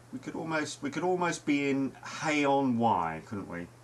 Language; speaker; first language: English; native; English